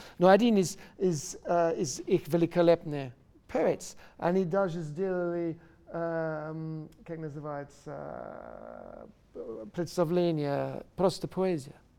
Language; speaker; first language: Russian; non-native, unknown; English